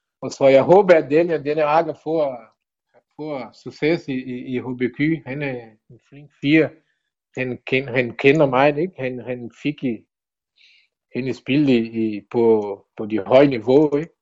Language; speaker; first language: Danish; non-native, learner; Portuguese